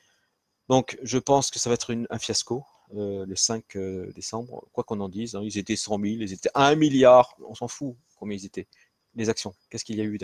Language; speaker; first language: French; native; French